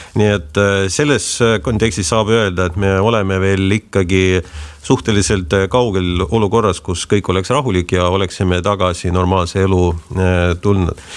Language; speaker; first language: Estonian; non-native, local second language; Russian